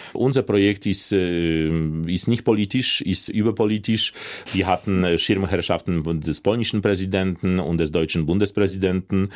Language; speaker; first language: German; non-native, fluent; Polish